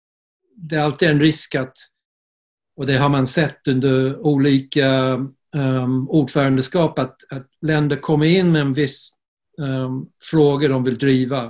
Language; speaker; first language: Swedish; non-native, fluent; English